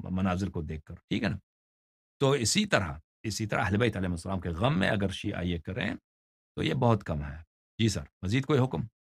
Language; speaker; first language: Urdu; non-native, fluent; Persian